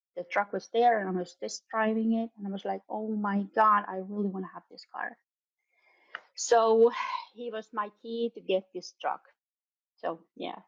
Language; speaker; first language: English; non-native, fluent; Finnish